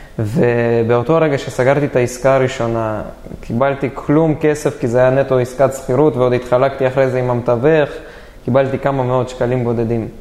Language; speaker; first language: Hebrew; native; Hebrew